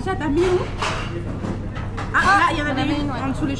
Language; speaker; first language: French; native; French